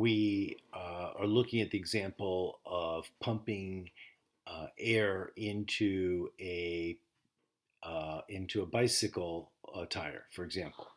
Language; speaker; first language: English; native; English